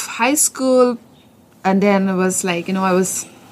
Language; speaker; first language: English; non-native, local second language; Assamese